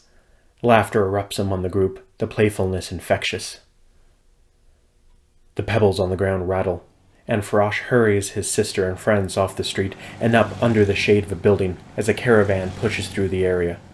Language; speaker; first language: English; native; English